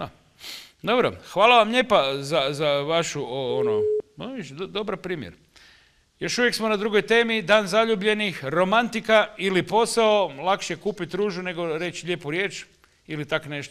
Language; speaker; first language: Serbian; native; Serbian